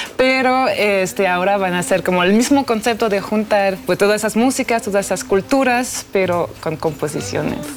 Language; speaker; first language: Spanish; non-native, fluent; French